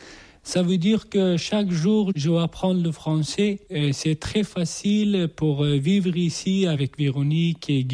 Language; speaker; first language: French; non-native, learner; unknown